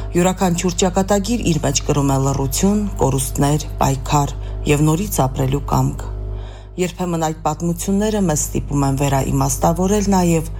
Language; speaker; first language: Armenian; native; Armenian